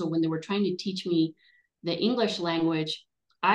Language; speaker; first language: English; native; English